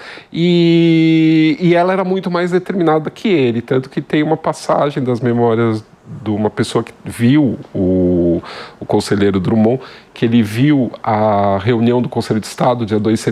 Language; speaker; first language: Portuguese; native; Portuguese